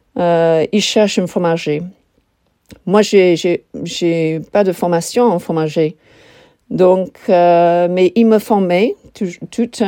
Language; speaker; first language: French; non-native, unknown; English